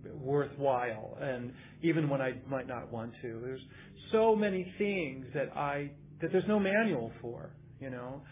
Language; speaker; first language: English; native; English